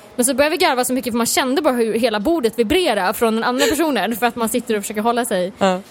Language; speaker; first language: Swedish; native; Swedish